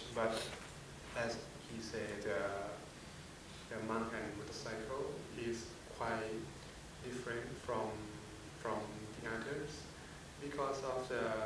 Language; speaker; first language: English; non-native, fluent; Thai